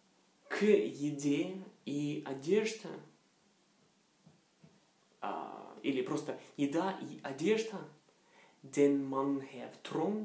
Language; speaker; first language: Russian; non-native, fluent; Norwegian